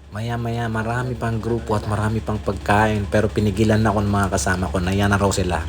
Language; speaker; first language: Filipino; non-native, local second language; Iloko